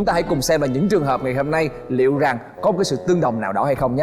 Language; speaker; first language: Vietnamese; native; Vietnamese